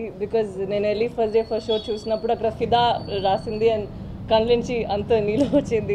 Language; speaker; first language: Telugu; non-native, learner; Tamil